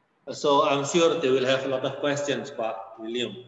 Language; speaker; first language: English; non-native, fluent; Indonesian